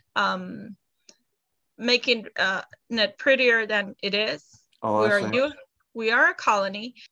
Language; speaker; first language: English; non-native, fluent; Spanish